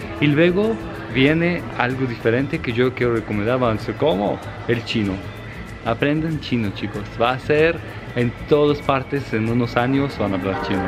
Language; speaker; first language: Spanish; non-native, fluent; Hebrew